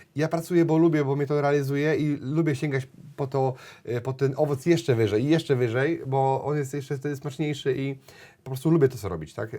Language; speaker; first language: Polish; native; Polish